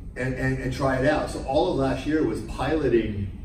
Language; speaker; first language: English; native; English